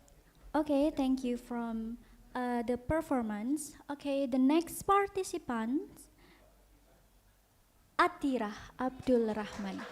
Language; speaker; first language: English; non-native, learner; Indonesian